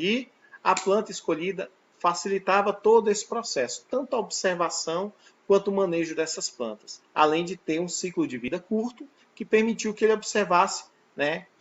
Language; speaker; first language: Portuguese; native; Portuguese